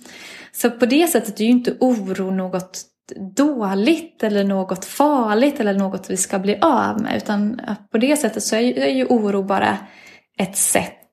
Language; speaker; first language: Swedish; native; Swedish